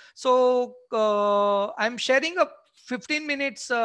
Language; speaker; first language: English; non-native, local second language; Marathi